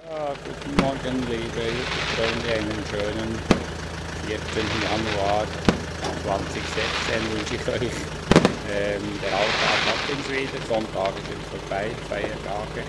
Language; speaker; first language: German; native; German